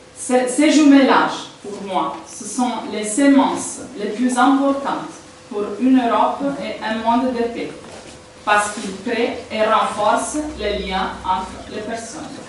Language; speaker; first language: French; non-native, fluent; Italian